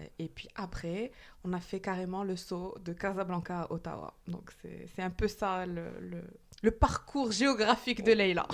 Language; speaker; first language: French; non-native, local second language; Arabic